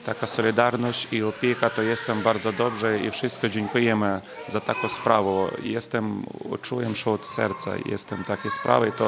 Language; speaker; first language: Polish; non-native, learner; Ukrainian